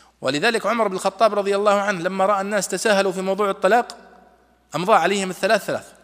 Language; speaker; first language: Arabic; native; Arabic